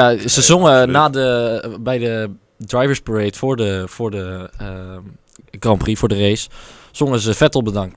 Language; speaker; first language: Dutch; native; Dutch